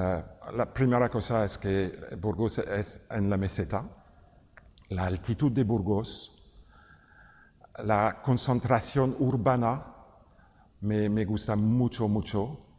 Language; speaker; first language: Spanish; non-native, learner; French